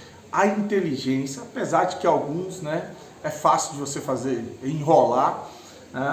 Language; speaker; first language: Portuguese; native; Portuguese